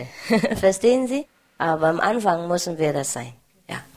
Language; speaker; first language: German; non-native, fluent; Vietnamese